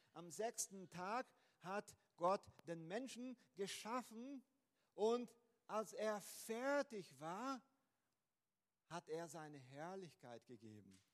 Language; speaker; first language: German; non-native, fluent; Portuguese